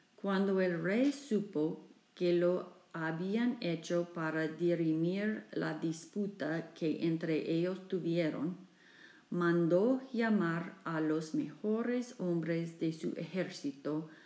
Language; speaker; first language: Spanish; non-native, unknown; English